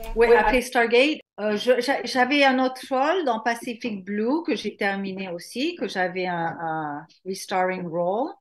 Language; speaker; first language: French; native; French